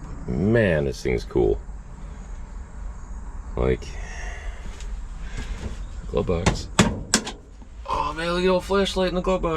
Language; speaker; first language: English; native; English